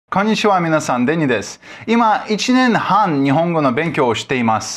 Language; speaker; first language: Japanese; non-native, learner; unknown